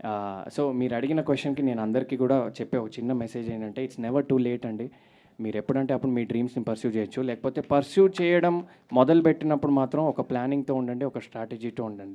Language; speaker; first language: Telugu; native; Telugu